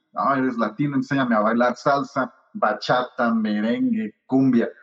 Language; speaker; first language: Spanish; native; Spanish